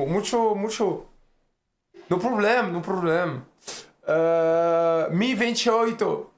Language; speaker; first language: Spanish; non-native, learner; French